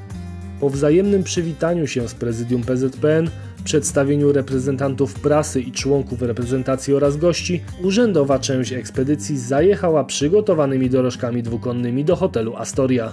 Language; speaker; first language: Polish; native; Polish